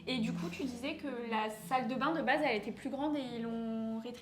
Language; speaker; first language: French; native; French